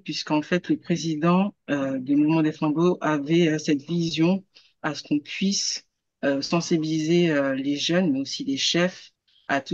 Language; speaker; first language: French; native; French